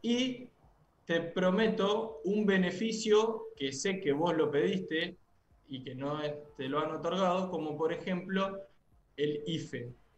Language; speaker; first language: Spanish; native; Spanish